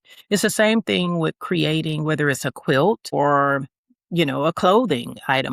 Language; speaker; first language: English; native; English